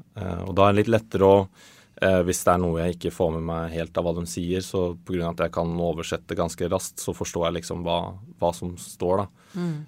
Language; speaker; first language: Norwegian; early bilingual, other home language; Swedish